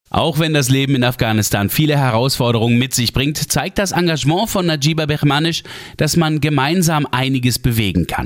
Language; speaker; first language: German; native; German